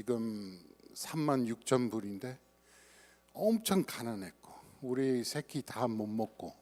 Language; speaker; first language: Korean; non-native, fluent; English